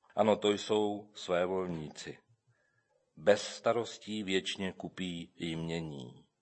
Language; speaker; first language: Czech; native; Czech